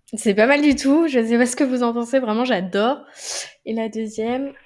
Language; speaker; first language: French; native; French